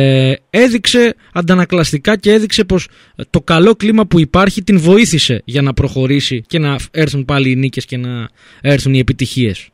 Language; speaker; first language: Greek; native; Greek